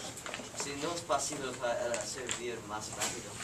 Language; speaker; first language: Spanish; non-native, learner; English